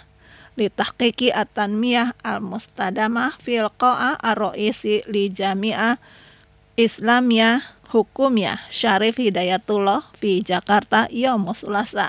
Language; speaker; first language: Arabic; non-native, fluent; Indonesian